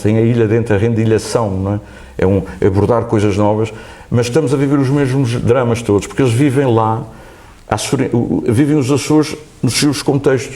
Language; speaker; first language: Portuguese; native; Portuguese